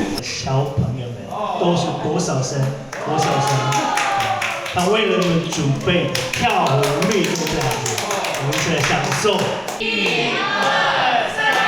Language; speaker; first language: Chinese; non-native, fluent; Korean